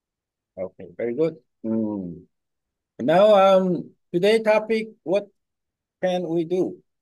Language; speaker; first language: English; non-native, learner; Korean